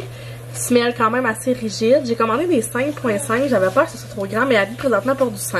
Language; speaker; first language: French; native; French